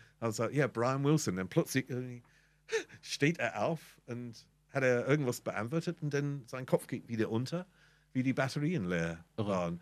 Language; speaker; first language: German; non-native, fluent; English